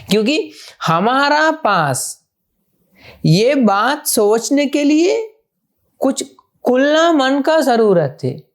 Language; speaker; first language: Hindi; non-native, fluent; Sinhala